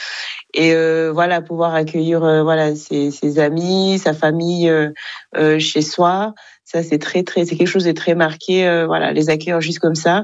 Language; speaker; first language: French; non-native, local second language; Kinyarwanda